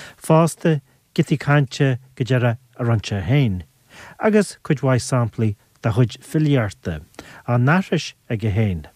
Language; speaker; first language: Irish; native; Irish